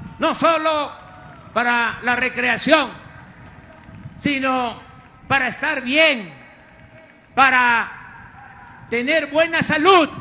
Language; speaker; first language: Spanish; native; Spanish